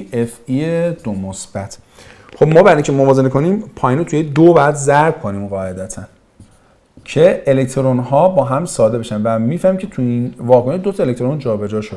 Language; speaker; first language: Persian; native; Persian